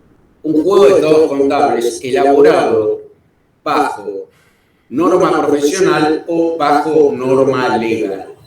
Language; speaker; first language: Spanish; native; Spanish